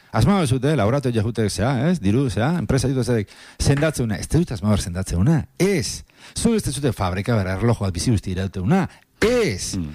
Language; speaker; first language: Basque; native; Basque